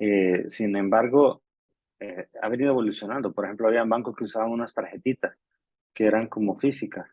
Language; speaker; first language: Spanish; native; Spanish